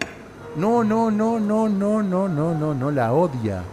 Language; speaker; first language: Spanish; native; Spanish